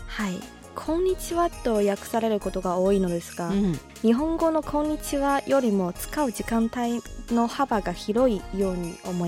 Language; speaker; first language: Japanese; non-native, fluent; Chinese